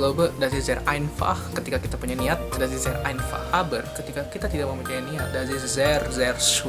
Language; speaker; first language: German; non-native, learner; Indonesian